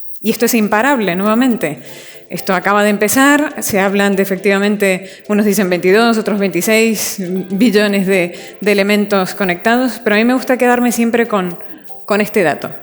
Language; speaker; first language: Spanish; native; Spanish